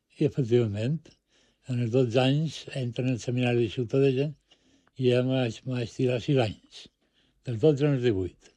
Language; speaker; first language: Catalan; non-native, local second language; Spanish